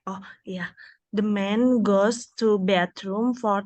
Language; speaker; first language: English; non-native, learner; Indonesian